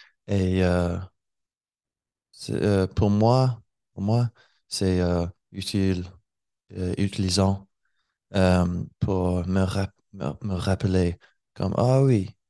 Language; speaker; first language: French; non-native, learner; English